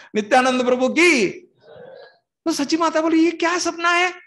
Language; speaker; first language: Hindi; non-native, local second language; Kannada